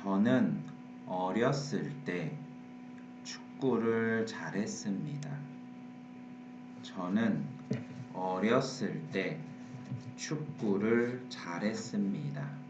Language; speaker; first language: Korean; non-native, fluent; Vietnamese